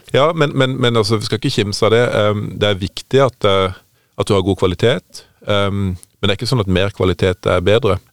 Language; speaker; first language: Norwegian; native; Norwegian